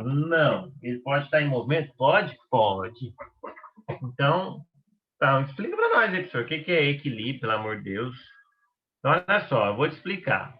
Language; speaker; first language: Portuguese; native; Portuguese